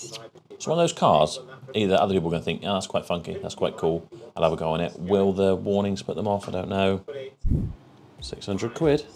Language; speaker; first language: English; native; English